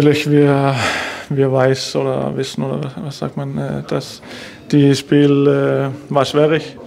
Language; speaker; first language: German; non-native, learner; Danish